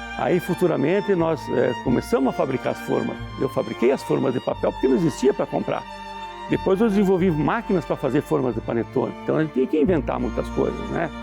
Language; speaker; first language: Portuguese; early bilingual, other home language; Italian